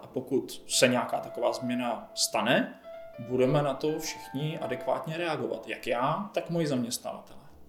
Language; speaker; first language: Czech; native; Czech